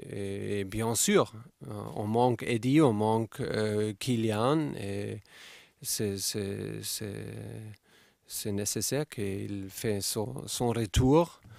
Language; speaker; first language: French; non-native, fluent; German